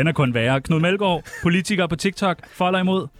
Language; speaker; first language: Danish; native; Danish